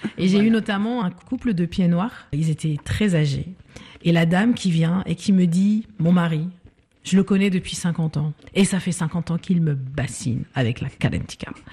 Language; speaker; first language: French; early bilingual, other home language; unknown